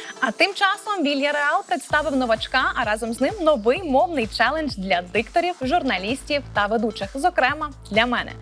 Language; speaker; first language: Ukrainian; native; Ukrainian